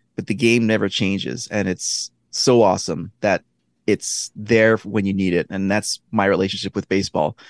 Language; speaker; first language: English; native; English